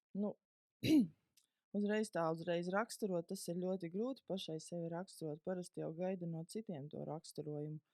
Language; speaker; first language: Latvian; native; Latvian